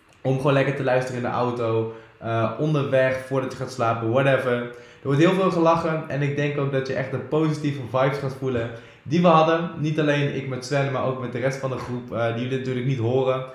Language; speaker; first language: Dutch; native; Dutch